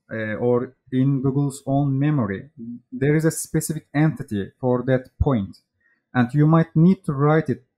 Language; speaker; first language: English; non-native, fluent; Turkish